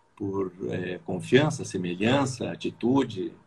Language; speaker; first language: Portuguese; native; Portuguese